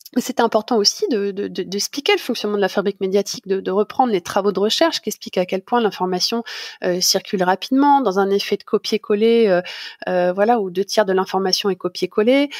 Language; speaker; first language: French; native; French